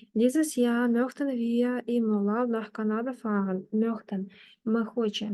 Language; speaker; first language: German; non-native, fluent; Ukrainian